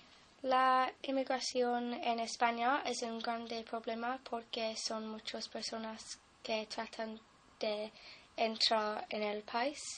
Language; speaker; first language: Spanish; non-native, learner; English